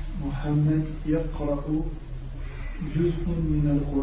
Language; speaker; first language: Arabic; non-native, learner; French